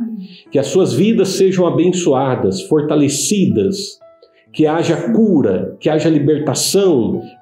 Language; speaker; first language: Portuguese; native; Portuguese